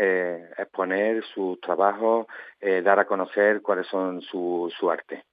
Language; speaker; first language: Spanish; native; Spanish